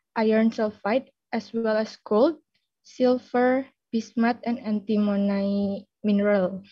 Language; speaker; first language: English; non-native, fluent; Indonesian